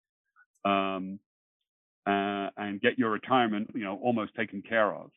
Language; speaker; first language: English; native; English